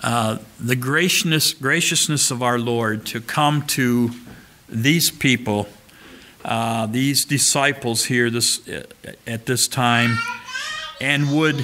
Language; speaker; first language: English; native; English